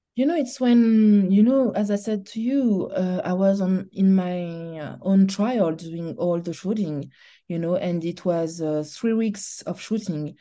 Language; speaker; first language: English; non-native, learner; French